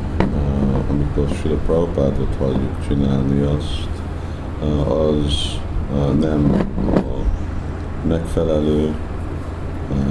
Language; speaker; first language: Hungarian; early bilingual, heritage; Hungarian